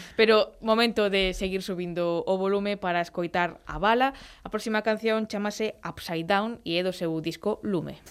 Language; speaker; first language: Galician; native; Galician